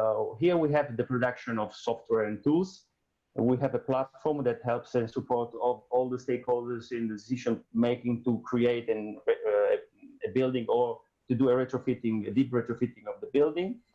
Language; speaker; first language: English; non-native, fluent; Italian